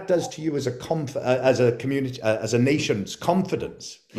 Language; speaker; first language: English; native; English